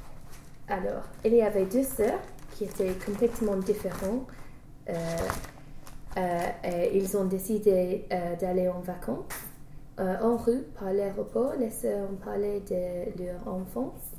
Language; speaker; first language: French; non-native, learner; English